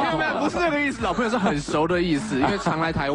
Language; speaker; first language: Chinese; native; Chinese